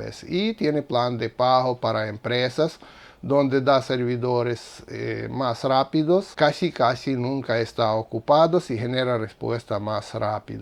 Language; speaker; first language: Spanish; non-native, fluent; Russian